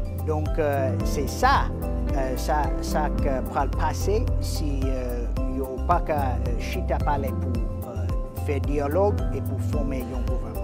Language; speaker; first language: Haitian Creole; non-native, fluent; English